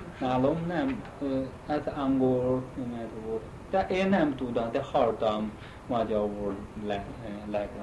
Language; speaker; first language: Hungarian; non-native, learner; Chinese